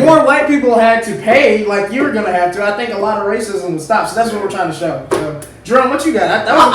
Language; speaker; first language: English; native; English